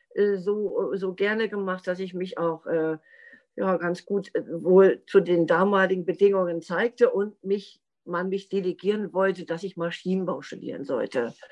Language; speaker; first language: German; native; German